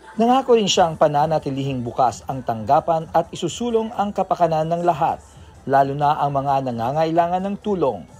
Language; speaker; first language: Filipino; native; Filipino